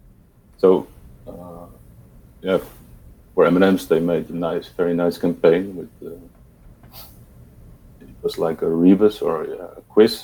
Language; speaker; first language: English; non-native, fluent; Dutch